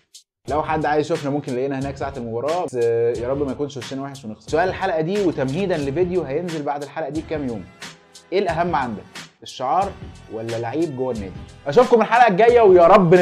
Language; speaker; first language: Arabic; native; Arabic